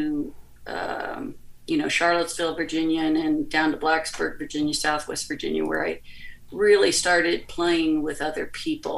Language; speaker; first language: English; native; English